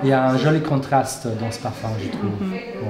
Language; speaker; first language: French; non-native, fluent; English